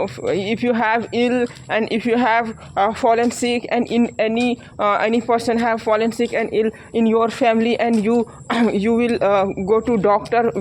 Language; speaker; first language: English; non-native, learner; Hindi